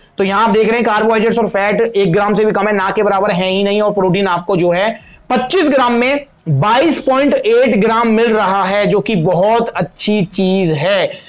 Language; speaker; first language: Hindi; native; Hindi